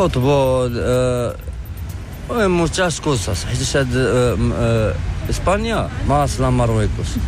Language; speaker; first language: Spanish; non-native, learner; Arabic